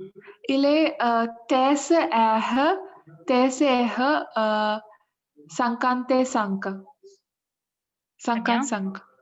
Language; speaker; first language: French; non-native, learner; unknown